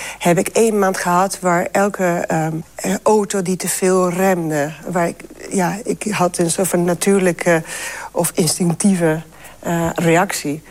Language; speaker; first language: Dutch; non-native, fluent; Spanish